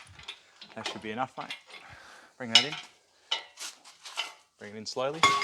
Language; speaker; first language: English; native; English